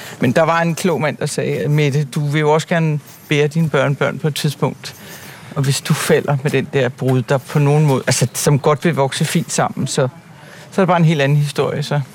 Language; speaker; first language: Danish; native; Danish